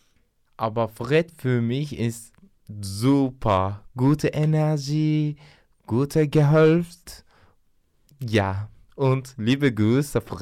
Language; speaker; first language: German; non-native, learner; Turkish